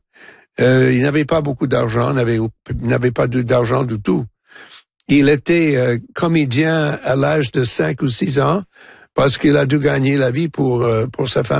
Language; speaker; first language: French; non-native, local second language; English